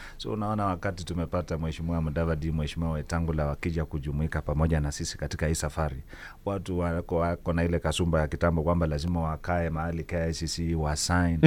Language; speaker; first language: Swahili; non-native, local second language; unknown